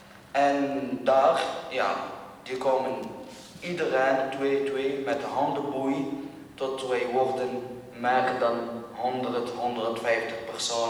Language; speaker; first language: Dutch; non-native, learner; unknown